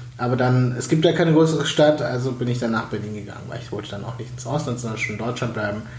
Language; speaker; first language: German; native; German